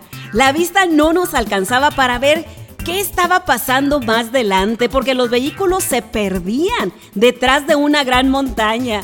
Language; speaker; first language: Spanish; native; Spanish